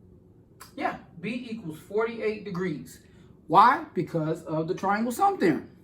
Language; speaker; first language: English; native; English